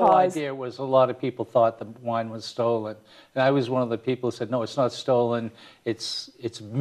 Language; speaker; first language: English; native; English